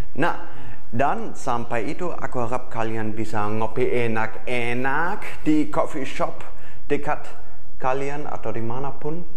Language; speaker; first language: Indonesian; non-native, fluent; German